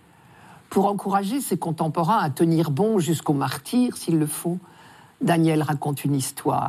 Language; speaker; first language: French; native; French